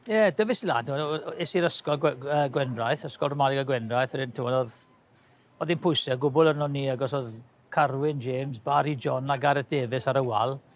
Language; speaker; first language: Welsh; native; Welsh